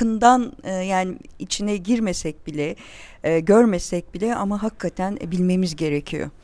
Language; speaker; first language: Turkish; native; Turkish